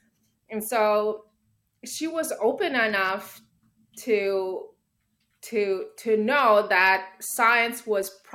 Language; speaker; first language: English; native; English